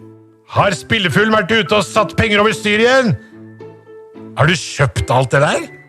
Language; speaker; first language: Norwegian; native; Norwegian